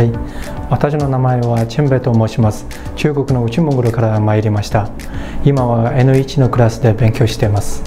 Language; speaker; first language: Japanese; non-native, fluent; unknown